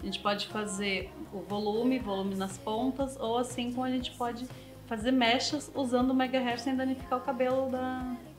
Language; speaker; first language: Portuguese; native; Portuguese